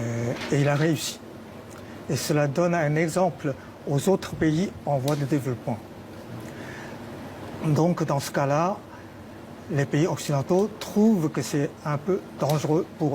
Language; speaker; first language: French; non-native, fluent; Chinese